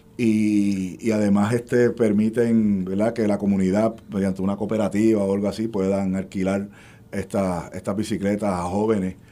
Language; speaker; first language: Spanish; native; Spanish